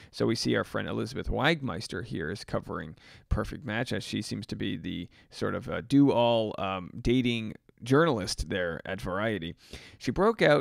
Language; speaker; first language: English; native; English